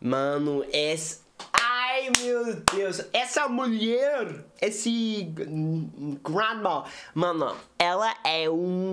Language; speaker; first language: Portuguese; non-native, learner; English